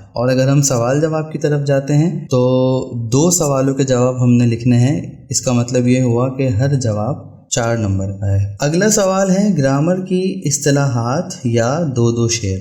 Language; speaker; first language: Urdu; native; Urdu